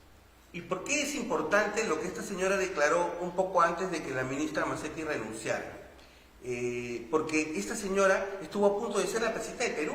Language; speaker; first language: Spanish; native; Spanish